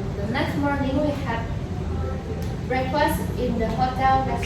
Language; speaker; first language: English; non-native, learner; Indonesian